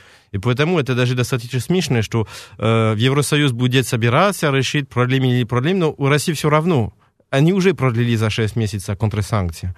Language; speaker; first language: Russian; non-native, fluent; French